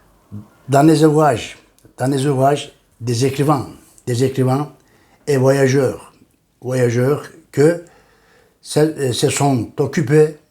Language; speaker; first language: French; non-native, fluent; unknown